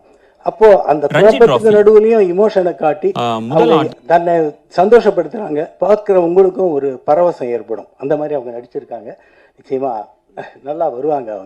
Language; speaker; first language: Tamil; native; Tamil